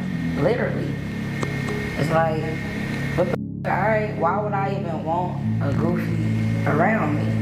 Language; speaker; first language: English; native; English